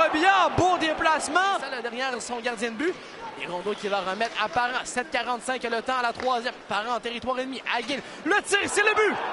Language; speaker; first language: French; native; French